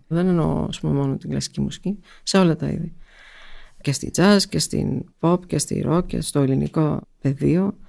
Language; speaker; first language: Greek; early bilingual, heritage; Greek